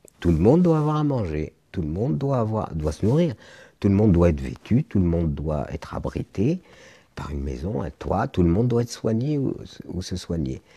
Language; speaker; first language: French; non-native, local second language; Arabic